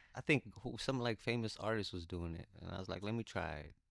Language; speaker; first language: English; early bilingual, other home language; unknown